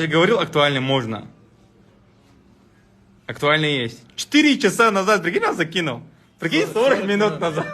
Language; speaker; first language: Russian; native; Russian